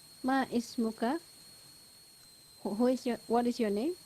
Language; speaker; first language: English; non-native, learner; Urdu